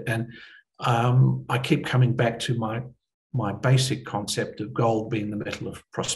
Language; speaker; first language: English; native; English